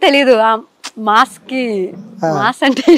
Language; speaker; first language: Telugu; non-native, fluent; Malayalam